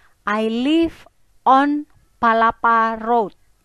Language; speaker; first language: English; non-native, fluent; Indonesian